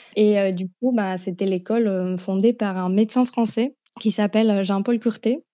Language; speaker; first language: French; non-native, fluent; Slovak